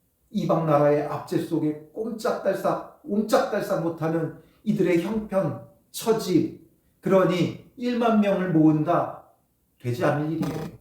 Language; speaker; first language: Korean; native; Korean